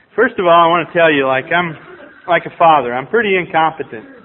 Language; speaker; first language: English; native; English